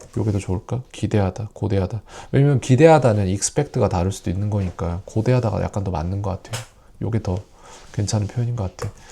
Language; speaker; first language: Korean; native; Korean